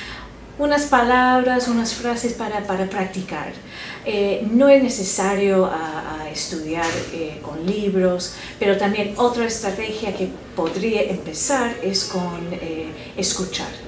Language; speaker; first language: Spanish; non-native, fluent; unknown